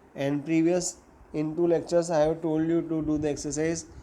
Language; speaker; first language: English; non-native, local second language; Gujarati